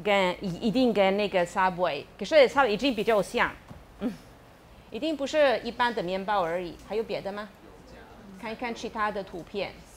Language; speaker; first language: Chinese; non-native, fluent; Italian